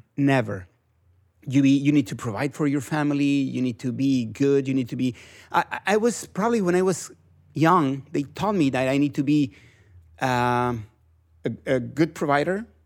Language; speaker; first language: English; non-native, fluent; Spanish